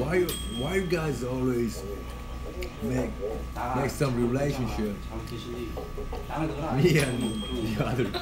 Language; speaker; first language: English; non-native, fluent; Korean